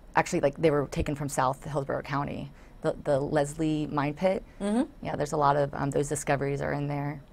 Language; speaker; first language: English; native; English